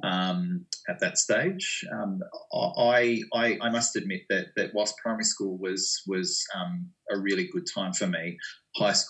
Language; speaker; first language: English; native; English